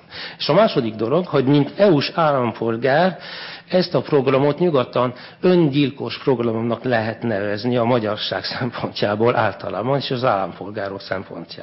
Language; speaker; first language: Hungarian; non-native, fluent; French